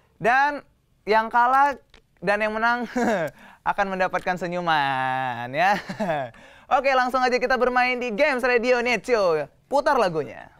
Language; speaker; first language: Indonesian; native; Indonesian